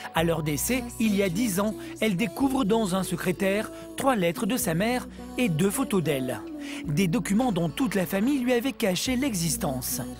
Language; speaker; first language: French; native; French